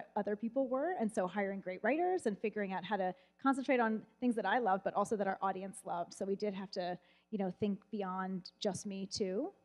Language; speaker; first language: English; native; English